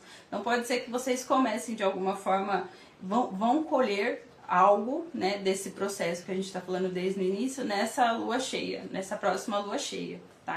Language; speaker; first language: Portuguese; native; Portuguese